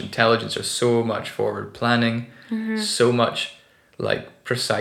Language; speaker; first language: English; native; English